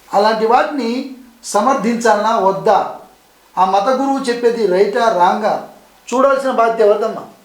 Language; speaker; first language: Telugu; non-native, local second language; Lambadi